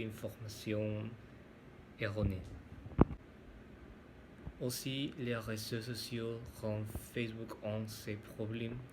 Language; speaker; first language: French; non-native, learner; Spanish